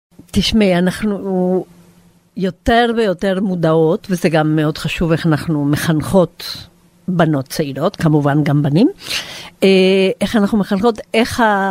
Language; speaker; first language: Hebrew; non-native, fluent; Spanish